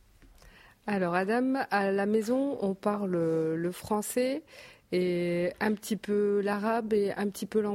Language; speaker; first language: French; non-native, local second language; Arabic